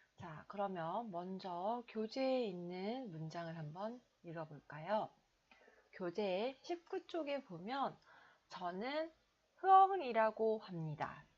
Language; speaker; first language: Korean; native; Korean